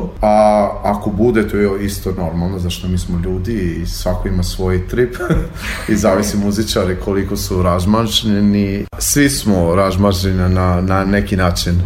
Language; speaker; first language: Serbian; non-native, learner; Albanian